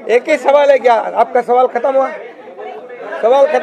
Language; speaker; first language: Hindi; non-native, local second language; Marathi